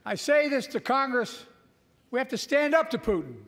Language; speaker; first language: English; native; English